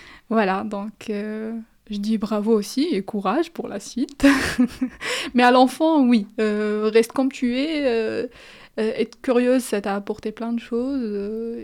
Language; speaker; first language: French; non-native, local second language; Arabic